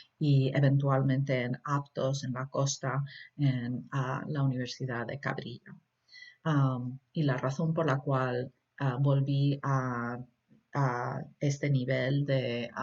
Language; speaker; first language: Spanish; early bilingual, heritage; Spanish